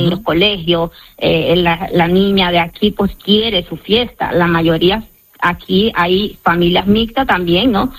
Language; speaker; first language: Spanish; native; Spanish